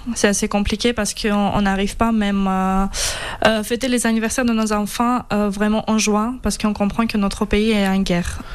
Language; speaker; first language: French; non-native, fluent; Ukrainian